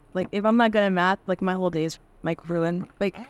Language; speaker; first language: English; native; English